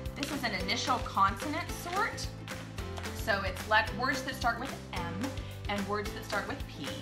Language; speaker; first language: English; native; English